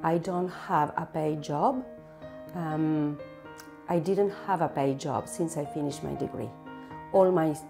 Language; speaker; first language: English; non-native, fluent; Spanish